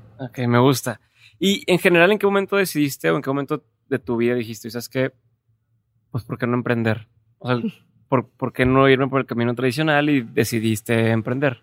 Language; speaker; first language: Spanish; native; Spanish